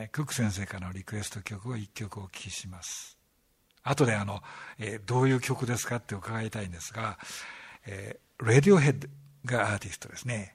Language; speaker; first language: Japanese; native; Japanese